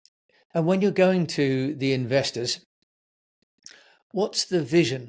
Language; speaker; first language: English; native; English